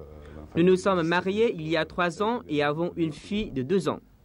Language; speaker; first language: French; non-native, fluent; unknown